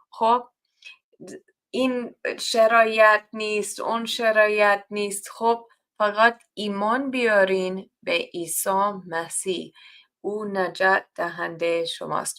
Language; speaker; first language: Persian; non-native, learner; English